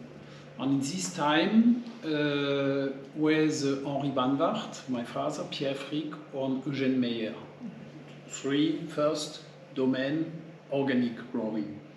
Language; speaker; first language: English; non-native, learner; French